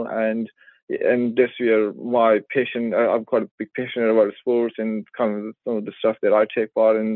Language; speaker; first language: English; non-native, local second language; Persian